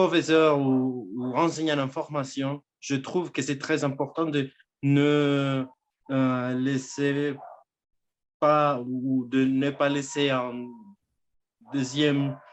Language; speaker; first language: French; non-native, fluent; Spanish